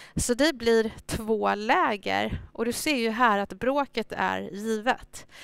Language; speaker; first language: Swedish; early bilingual, other home language; Thai